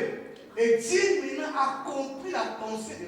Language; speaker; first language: French; non-native, local second language; Lingala